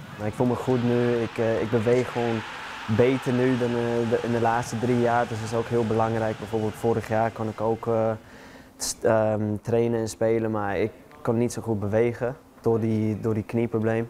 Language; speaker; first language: Dutch; non-native, fluent; English